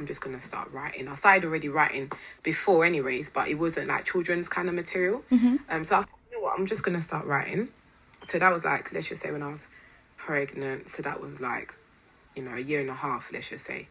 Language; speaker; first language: English; non-native, fluent; Lingala